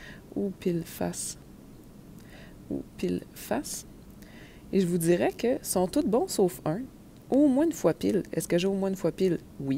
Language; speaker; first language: French; native; French